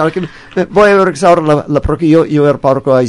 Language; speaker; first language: Spanish; non-native, fluent; English